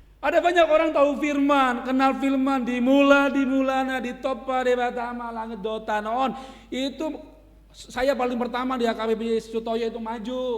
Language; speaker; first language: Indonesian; native; Indonesian